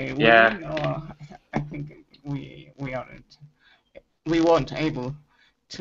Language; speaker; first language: English; non-native, learner; Spanish